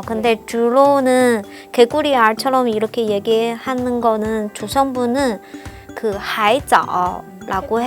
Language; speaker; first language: Korean; non-native, fluent; Chinese